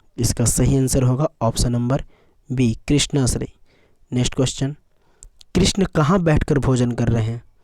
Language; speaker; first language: Hindi; native; Hindi